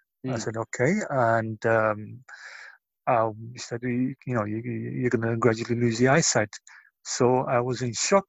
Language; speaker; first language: English; native; English